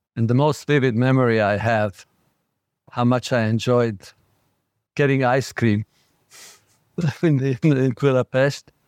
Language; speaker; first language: English; non-native, fluent; Slovak